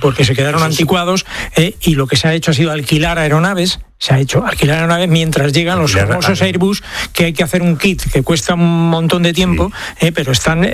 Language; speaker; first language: Spanish; native; Spanish